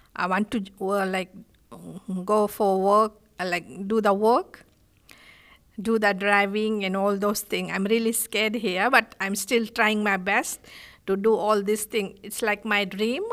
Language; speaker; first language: English; non-native, fluent; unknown